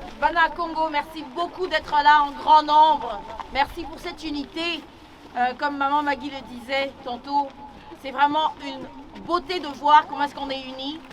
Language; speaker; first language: French; non-native, local second language; Swahili